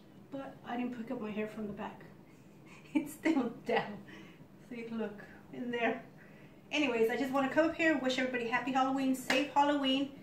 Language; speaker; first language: English; early bilingual, other home language; Spanish